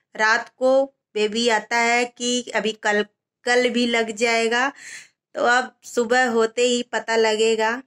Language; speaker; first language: Hindi; native; Hindi